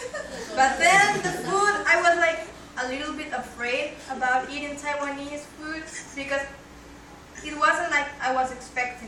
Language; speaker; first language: English; non-native, fluent; Spanish